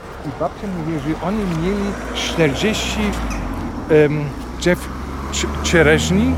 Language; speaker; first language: Polish; non-native, fluent; German